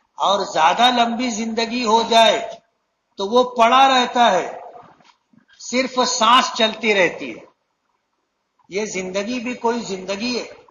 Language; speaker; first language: Urdu; native; Urdu